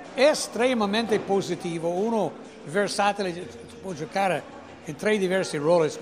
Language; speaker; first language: Italian; non-native, fluent; English